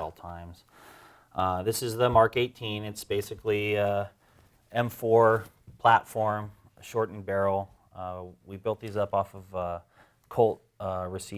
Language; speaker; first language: English; native; English